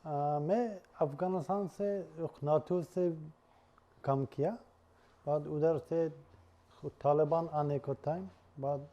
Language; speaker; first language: Hindi; non-native, learner; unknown